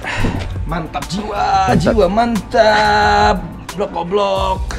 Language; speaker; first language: Indonesian; native; Indonesian